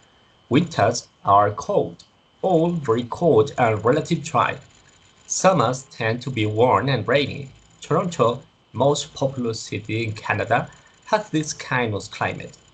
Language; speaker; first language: English; non-native, learner; Spanish